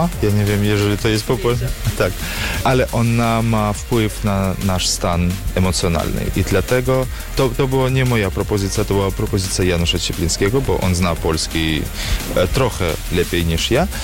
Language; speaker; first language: Polish; non-native, learner; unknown